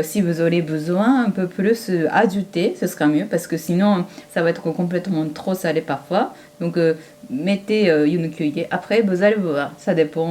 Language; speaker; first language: French; non-native, fluent; Japanese